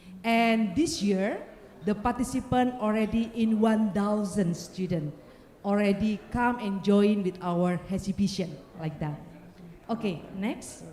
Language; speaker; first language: English; non-native, learner; Indonesian